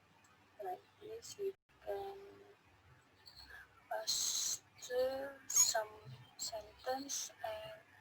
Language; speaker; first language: English; non-native, learner; Indonesian